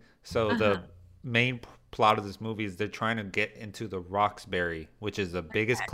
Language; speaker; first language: English; early bilingual, other home language; Spanish